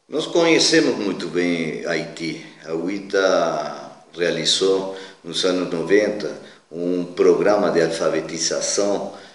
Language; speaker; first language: Portuguese; non-native, fluent; Spanish